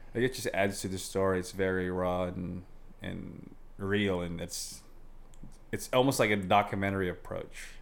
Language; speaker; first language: English; non-native, local second language; Filipino